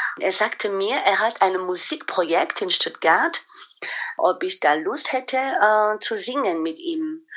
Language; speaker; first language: German; non-native, fluent; French